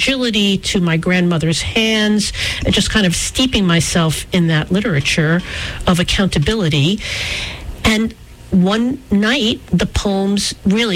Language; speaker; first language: English; native; English